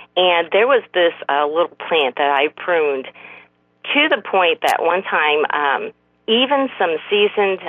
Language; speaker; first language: English; non-native, fluent; Korean